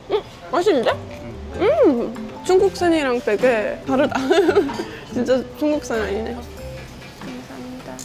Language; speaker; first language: Korean; non-native, fluent; Estonian